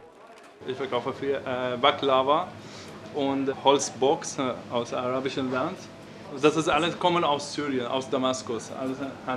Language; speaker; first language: German; non-native, learner; Arabic